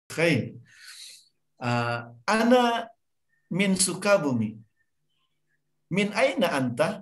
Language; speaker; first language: Arabic; non-native, fluent; Indonesian